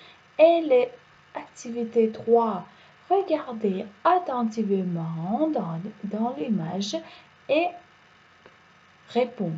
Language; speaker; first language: French; non-native, fluent; Uzbek